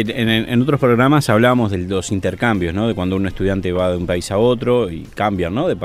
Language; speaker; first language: Spanish; native; Spanish